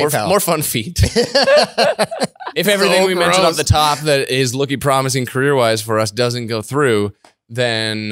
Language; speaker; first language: English; native; English